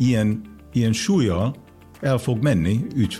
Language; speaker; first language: Hungarian; non-native, fluent; English